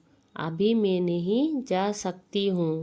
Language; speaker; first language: Hindi; non-native, fluent; Bangla